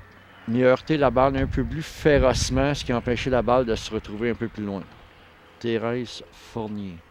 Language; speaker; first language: French; native; French